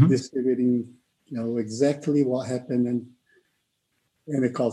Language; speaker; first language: English; non-native, fluent; Portuguese